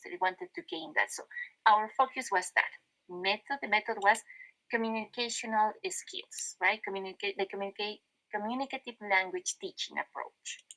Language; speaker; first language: English; non-native, fluent; Spanish